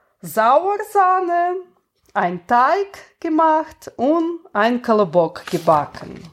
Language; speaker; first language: German; non-native, learner; Russian